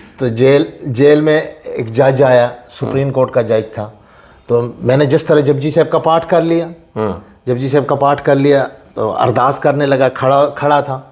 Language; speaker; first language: Urdu; non-native, local second language; Punjabi